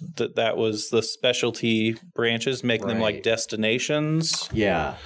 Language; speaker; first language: English; native; English